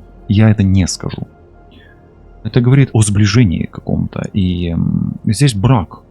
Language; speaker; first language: Russian; non-native, local second language; Ukrainian